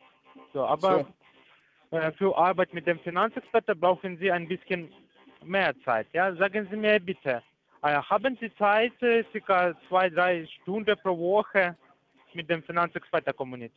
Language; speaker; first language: German; non-native, learner; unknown